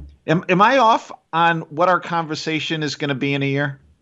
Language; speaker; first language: English; native; English